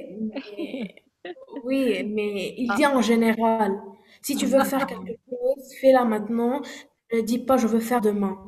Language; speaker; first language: French; non-native, learner; Arabic